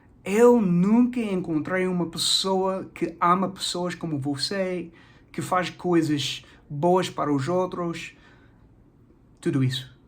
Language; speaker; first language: Portuguese; non-native, fluent; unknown